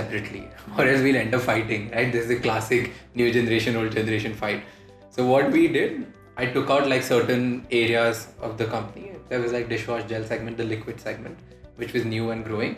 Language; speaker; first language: English; non-native, local second language; Hindi